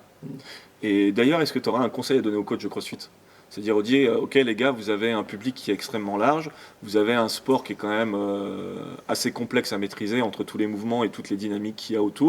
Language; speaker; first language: French; native; French